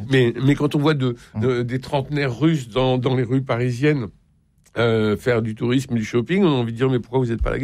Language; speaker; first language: French; native; French